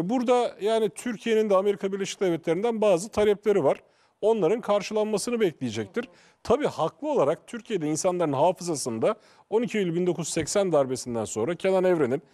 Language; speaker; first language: Turkish; native; Turkish